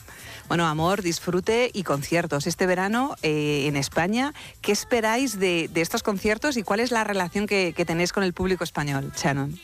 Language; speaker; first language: Spanish; native; Spanish